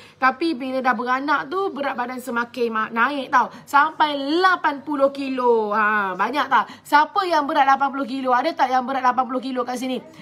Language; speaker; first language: Malay; native; Malay